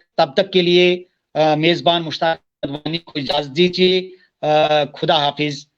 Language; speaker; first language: Urdu; non-native, local second language; Kashmiri